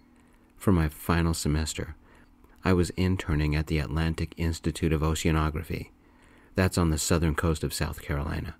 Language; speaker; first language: English; native; English